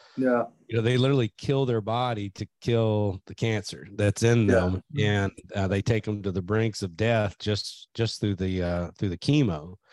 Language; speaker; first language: English; native; English